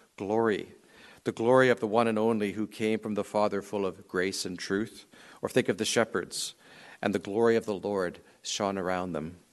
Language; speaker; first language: English; native; English